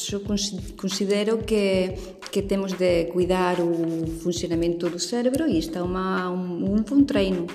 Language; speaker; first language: Portuguese; non-native, fluent; Spanish